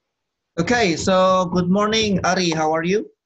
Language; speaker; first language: English; non-native, fluent; Indonesian